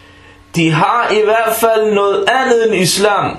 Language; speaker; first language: Danish; non-native, fluent; Arabic